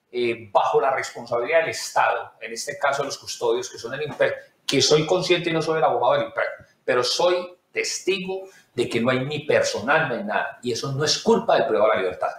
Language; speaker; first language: Spanish; native; Spanish